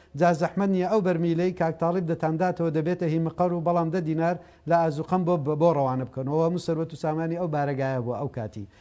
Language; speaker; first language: Central Kurdish; native; Central Kurdish